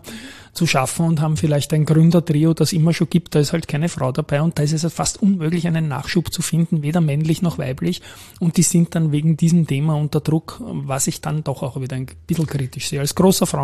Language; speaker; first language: German; native; German